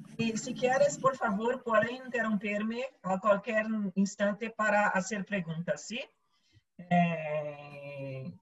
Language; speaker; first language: Portuguese; non-native, learner; Spanish